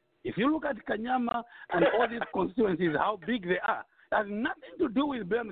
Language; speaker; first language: English; non-native, local second language; Nyanja